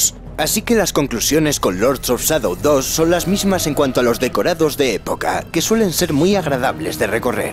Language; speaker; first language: Spanish; native; Spanish